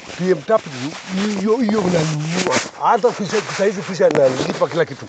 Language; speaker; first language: Swahili; non-native, local second language; Somali